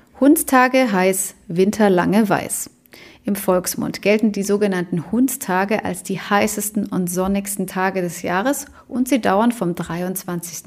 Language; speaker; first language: German; native; German